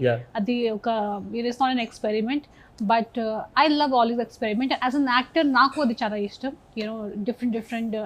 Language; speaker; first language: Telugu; non-native, local second language; Hindi